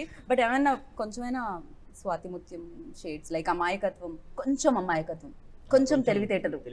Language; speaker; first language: Telugu; native; Telugu